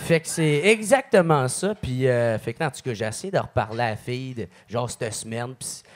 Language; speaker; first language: French; native; French